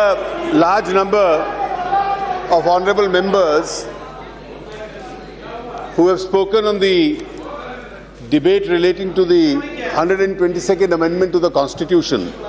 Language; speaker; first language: English; non-native, local second language; Hindi